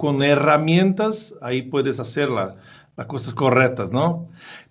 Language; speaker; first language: Spanish; non-native, fluent; Portuguese